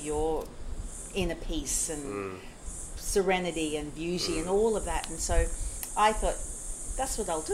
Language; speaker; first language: English; native; English